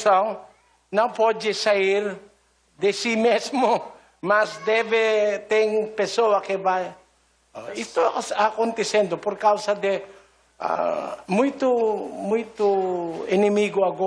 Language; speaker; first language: Portuguese; non-native, learner; Filipino